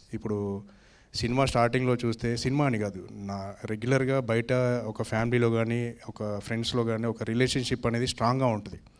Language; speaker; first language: Telugu; native; Telugu